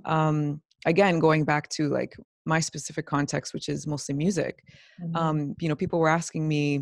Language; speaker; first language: English; native; English